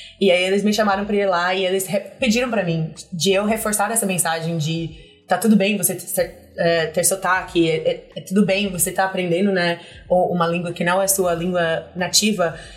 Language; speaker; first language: Portuguese; non-native, fluent; English